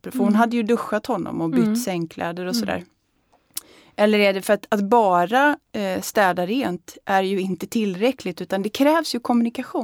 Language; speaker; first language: Swedish; native; Swedish